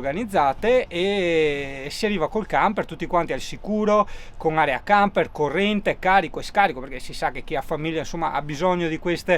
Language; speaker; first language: Italian; native; Italian